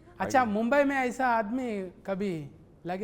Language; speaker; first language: Hindi; non-native, learner; Telugu